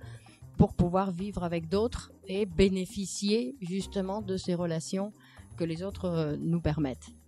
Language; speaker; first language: French; native; French